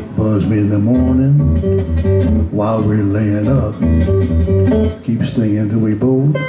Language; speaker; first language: English; native; English